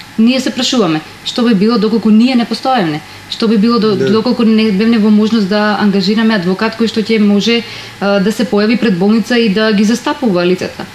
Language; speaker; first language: Macedonian; non-native, local second language; Romany